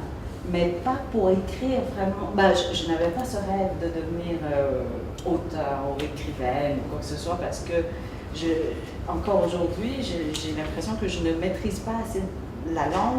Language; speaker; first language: French; early bilingual, other home language; Vietnamese